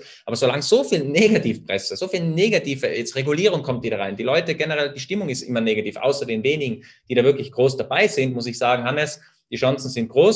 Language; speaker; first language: German; native; German